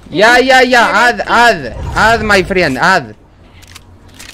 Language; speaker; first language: English; non-native, learner; Spanish